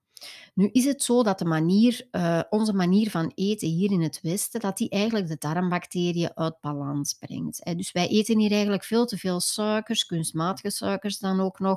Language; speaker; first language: Dutch; native; Dutch